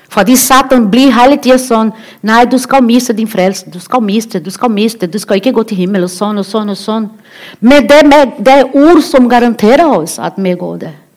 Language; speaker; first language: Norwegian; non-native, learner; Portuguese